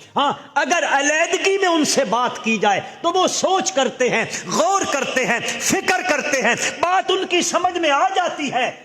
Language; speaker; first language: Urdu; non-native, local second language; Punjabi